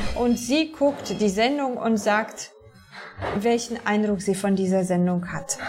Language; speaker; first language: German; non-native, fluent; Polish